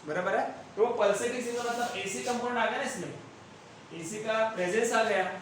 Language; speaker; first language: Hindi; non-native, local second language; Marathi